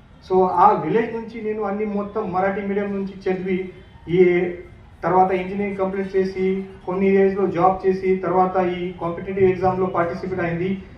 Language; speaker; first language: Telugu; non-native, local second language; Marathi